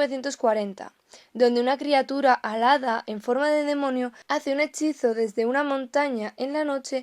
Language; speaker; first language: Spanish; native; Spanish